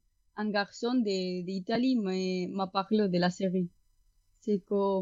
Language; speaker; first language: French; non-native, fluent; Spanish